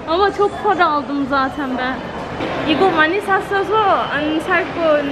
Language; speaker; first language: Korean; non-native, learner; Turkish